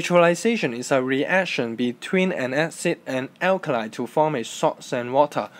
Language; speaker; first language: English; non-native, local second language; Chinese